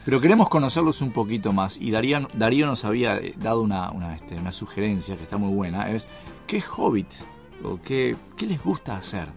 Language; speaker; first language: Spanish; native; Spanish